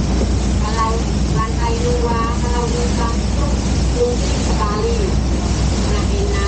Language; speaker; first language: Indonesian; non-native, fluent; Thai